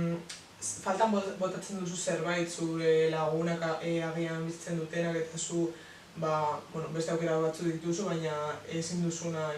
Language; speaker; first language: Basque; non-native, local second language; Spanish